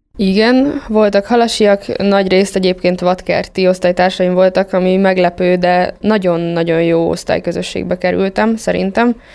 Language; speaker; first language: Hungarian; native; Hungarian